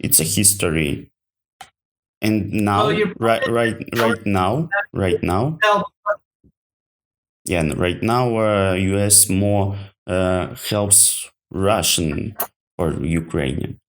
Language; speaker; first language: English; non-native, learner; Ukrainian